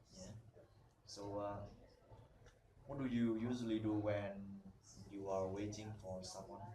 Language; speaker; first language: English; non-native, learner; Vietnamese